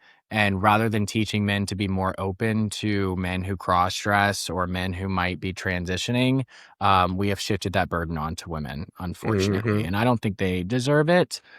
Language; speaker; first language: English; native; English